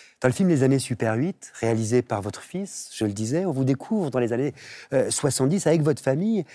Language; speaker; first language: French; native; French